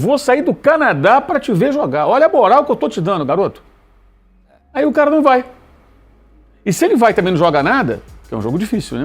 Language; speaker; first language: Portuguese; native; Portuguese